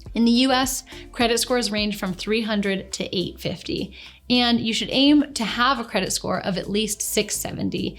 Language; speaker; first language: English; native; English